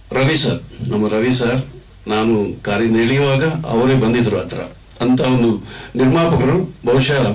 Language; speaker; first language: Kannada; non-native, local second language; Tulu